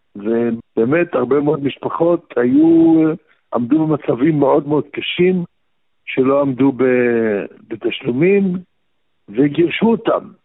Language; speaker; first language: Hebrew; early bilingual, other home language; Arabic